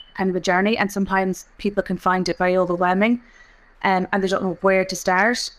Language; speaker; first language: English; native; English